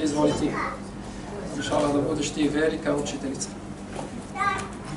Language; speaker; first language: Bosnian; non-native, fluent; Arabic